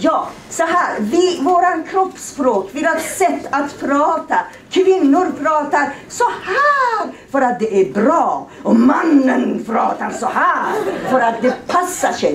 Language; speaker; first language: Swedish; non-native, fluent; Persian